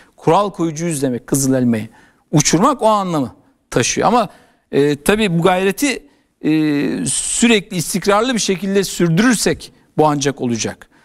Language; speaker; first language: Turkish; native; Turkish